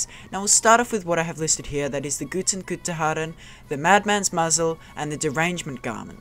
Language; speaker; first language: English; native; English